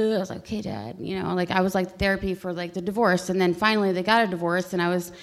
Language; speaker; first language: English; native; English